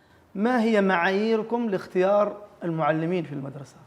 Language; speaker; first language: Arabic; native; Arabic